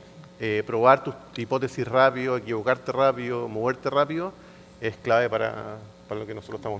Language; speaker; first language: Spanish; native; Spanish